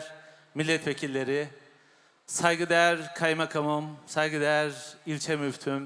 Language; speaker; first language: Turkish; native; Turkish